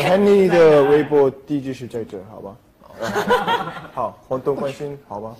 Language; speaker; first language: Chinese; non-native, learner; Korean